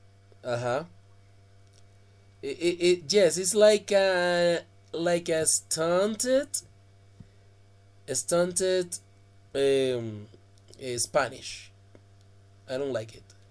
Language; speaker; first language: English; non-native, fluent; Spanish